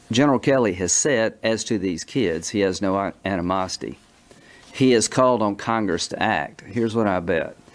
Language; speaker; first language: English; native; English